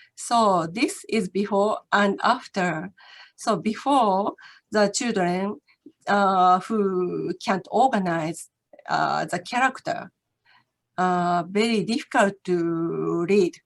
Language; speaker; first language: English; non-native, learner; Japanese